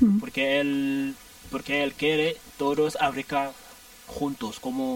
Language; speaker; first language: Spanish; non-native, learner; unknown